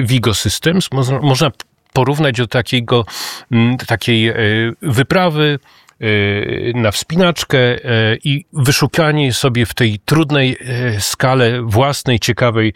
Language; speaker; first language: Polish; native; Polish